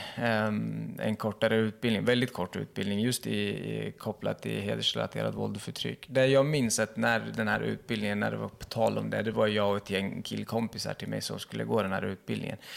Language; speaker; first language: Swedish; early bilingual, other home language; Kurdish